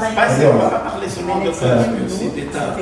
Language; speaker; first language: French; non-native, local second language; Arabic